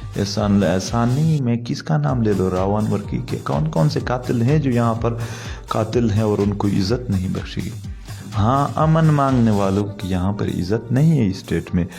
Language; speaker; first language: Urdu; non-native, local second language; Pashto